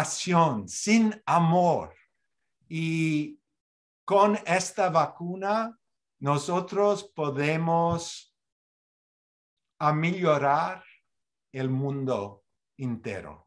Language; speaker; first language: Spanish; non-native, fluent; English